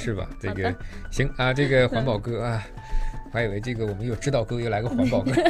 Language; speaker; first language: Chinese; native; Chinese